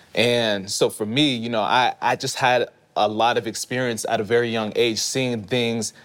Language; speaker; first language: English; early bilingual, other home language; Haitian Creole